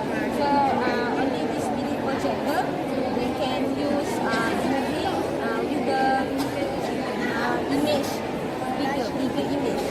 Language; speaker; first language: English; non-native, local second language; Malay